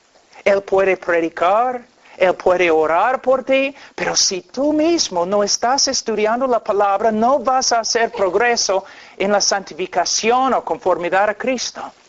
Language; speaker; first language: Spanish; non-native, fluent; English